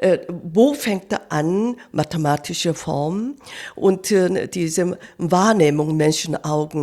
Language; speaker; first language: German; non-native, fluent; Korean